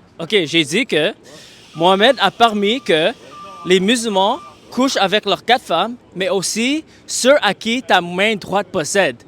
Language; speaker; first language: French; non-native, fluent; English